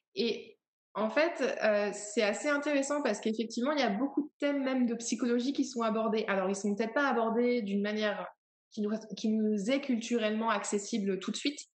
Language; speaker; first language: French; native; French